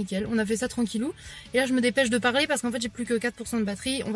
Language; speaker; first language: French; native; French